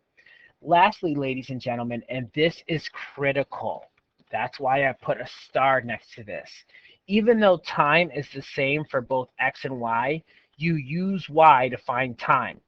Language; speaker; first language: English; native; English